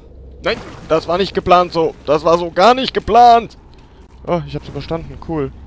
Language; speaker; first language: German; native; German